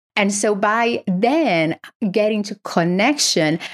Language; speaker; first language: English; non-native, fluent; Portuguese